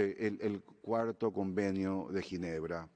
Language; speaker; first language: Spanish; native; Spanish